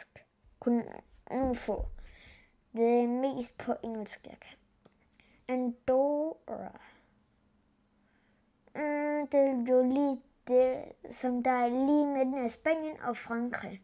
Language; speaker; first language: Danish; early bilingual, other home language; Spanish